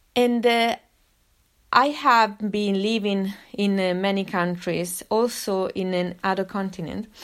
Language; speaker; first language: English; non-native, fluent; Italian